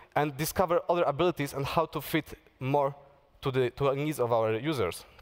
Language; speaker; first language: English; non-native, fluent; Polish